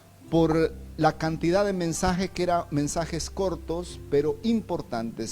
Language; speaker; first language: Spanish; native; Spanish